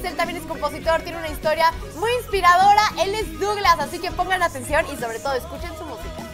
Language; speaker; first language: Spanish; native; Spanish